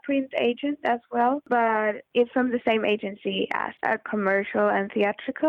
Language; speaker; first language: English; non-native, fluent; Finnish